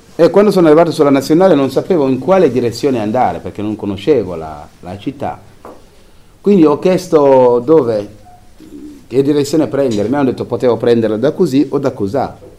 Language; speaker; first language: Italian; non-native, fluent; Wolof